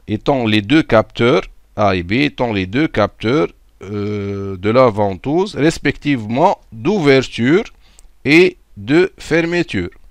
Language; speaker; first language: French; non-native, local second language; Arabic